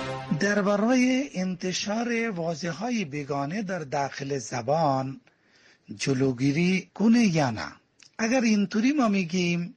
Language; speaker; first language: Persian; non-native, fluent; Bangla